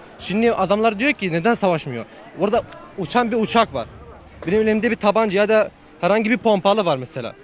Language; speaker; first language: Turkish; early bilingual, heritage; Turkish